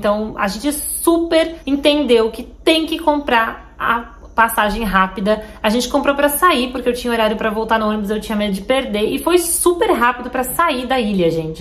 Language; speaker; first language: Portuguese; native; Portuguese